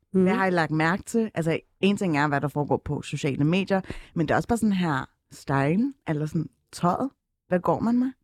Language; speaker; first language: Danish; early bilingual, other home language; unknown